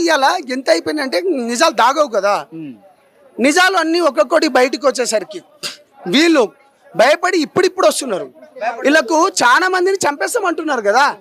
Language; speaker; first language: Telugu; non-native, local second language; Lambadi